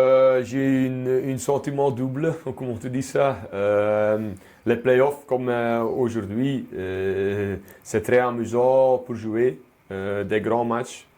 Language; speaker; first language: French; non-native, local second language; Dutch